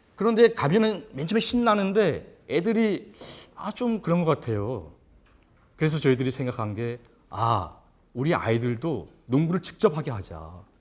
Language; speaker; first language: Korean; native; Korean